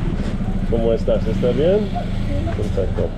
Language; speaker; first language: Spanish; non-native, learner; English